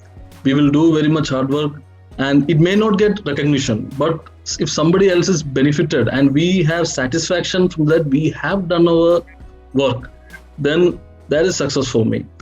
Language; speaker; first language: English; non-native, local second language; Malayalam